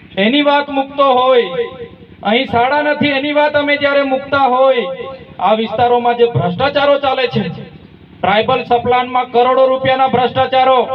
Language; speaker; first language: Gujarati; non-native, local second language; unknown